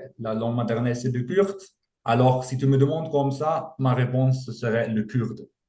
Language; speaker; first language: French; non-native, fluent; German